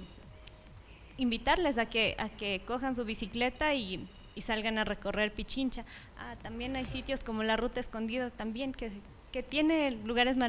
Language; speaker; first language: Spanish; native; Spanish